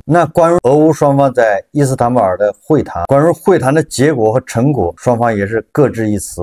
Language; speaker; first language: Chinese; native; Chinese